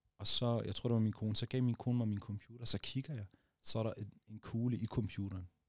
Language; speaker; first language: Danish; early bilingual, other home language; Arabic